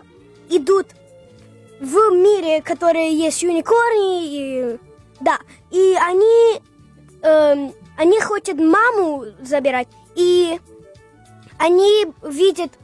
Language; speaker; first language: Russian; early bilingual, heritage; English